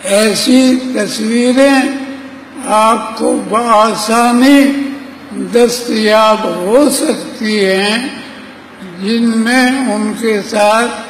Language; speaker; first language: Urdu; native; Urdu